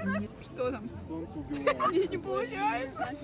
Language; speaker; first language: Russian; native; Russian